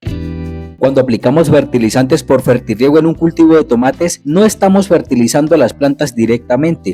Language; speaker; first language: Spanish; native; Spanish